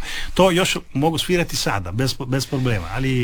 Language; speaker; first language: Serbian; early bilingual, heritage; Italian